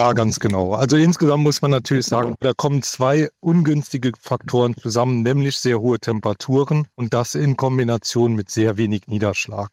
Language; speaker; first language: German; native; German